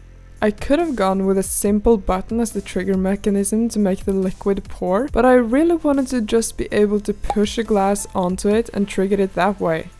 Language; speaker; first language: English; non-native, fluent; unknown